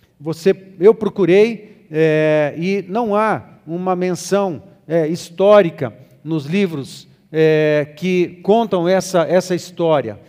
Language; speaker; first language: Portuguese; native; Portuguese